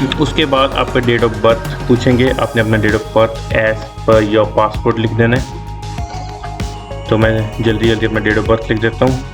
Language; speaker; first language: Hindi; non-native, local second language; Punjabi